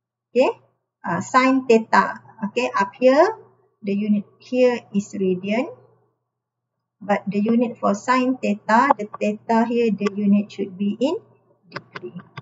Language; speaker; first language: English; non-native, local second language; Malay